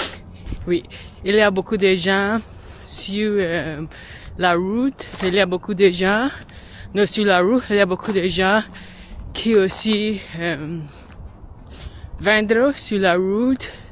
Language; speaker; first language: French; non-native, learner; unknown